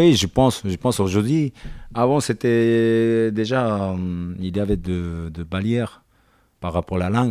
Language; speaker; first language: French; non-native, learner; Japanese